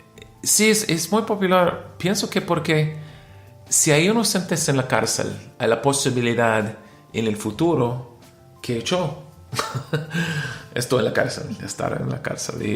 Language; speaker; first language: Spanish; non-native, learner; English